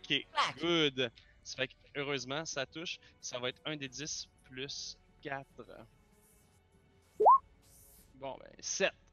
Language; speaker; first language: French; native; French